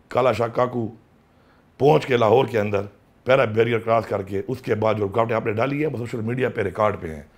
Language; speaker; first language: Urdu; non-native, local second language; Pashto